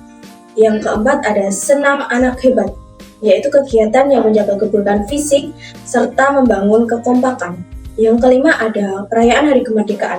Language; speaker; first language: Indonesian; native; Indonesian